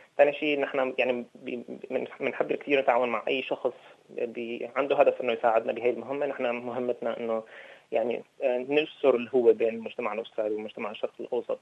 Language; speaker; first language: Arabic; native; Arabic